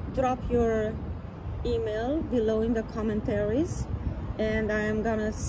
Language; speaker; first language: English; non-native, fluent; Romanian